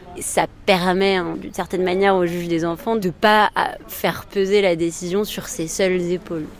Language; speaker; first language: French; native; French